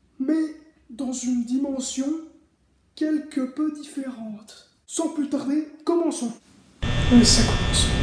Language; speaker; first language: French; native; French